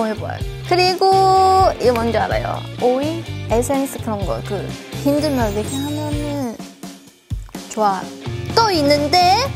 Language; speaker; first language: Korean; non-native, learner; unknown